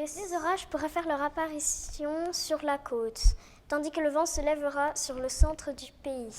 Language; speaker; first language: French; native; French